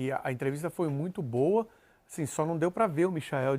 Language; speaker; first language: Portuguese; native; Portuguese